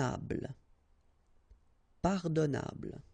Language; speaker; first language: French; native; French